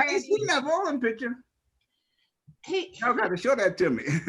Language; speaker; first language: English; native; English